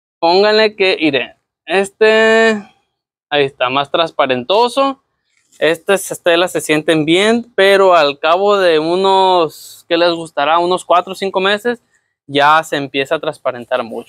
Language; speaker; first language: Spanish; native; Spanish